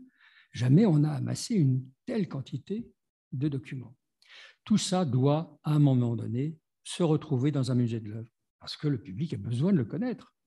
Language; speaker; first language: French; native; French